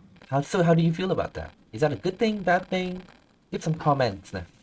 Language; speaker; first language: English; non-native, fluent; Vietnamese